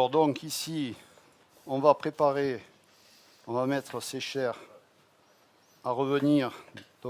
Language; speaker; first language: French; native; French